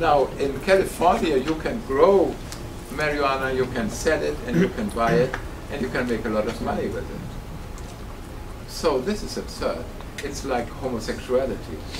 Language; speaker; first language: English; non-native, fluent; German